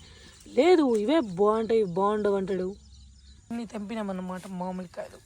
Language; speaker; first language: Telugu; native; Telugu